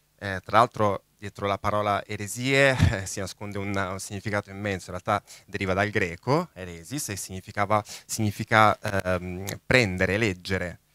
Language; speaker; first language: Italian; native; Italian